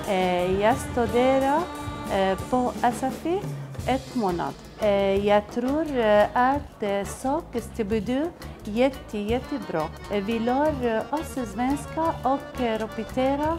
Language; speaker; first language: Swedish; non-native, learner; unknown